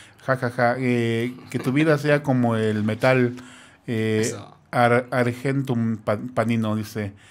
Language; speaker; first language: Spanish; native; Spanish